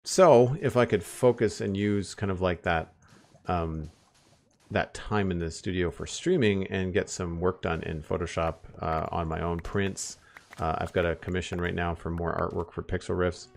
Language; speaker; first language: English; native; English